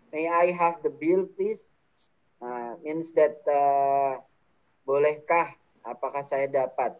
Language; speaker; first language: English; non-native, fluent; Indonesian